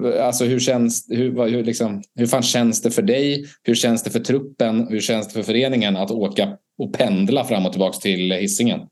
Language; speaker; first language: Swedish; native; Swedish